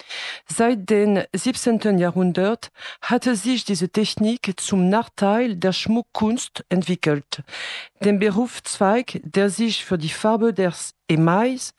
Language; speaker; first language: German; non-native, fluent; French